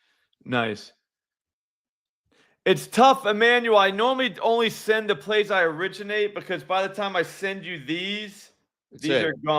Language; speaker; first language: English; native; English